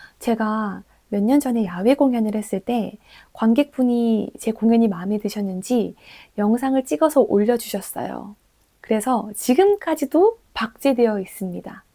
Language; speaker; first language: Korean; native; Korean